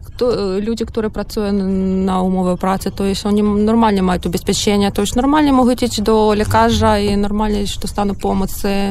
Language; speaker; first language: Polish; non-native, learner; Ukrainian